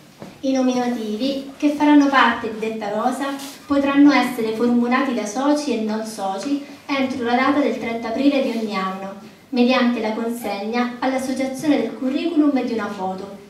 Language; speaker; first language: Italian; native; Italian